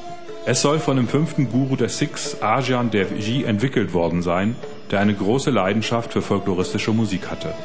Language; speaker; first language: German; native; German